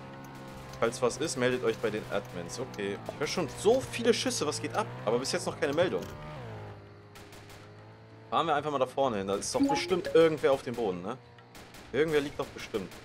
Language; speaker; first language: German; native; German